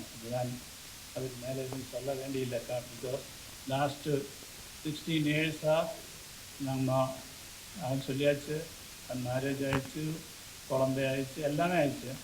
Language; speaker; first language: Tamil; non-native, learner; Malayalam